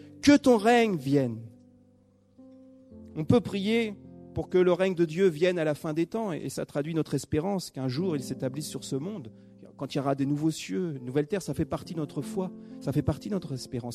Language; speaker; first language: French; native; French